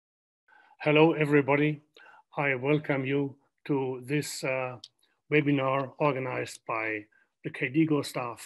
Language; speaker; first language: English; non-native, fluent; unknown